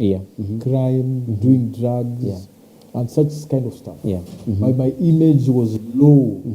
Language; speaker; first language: English; non-native, local second language; Swahili